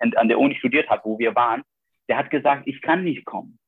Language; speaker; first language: German; non-native, fluent; Arabic